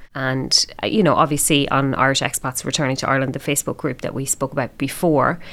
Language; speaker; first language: English; native; English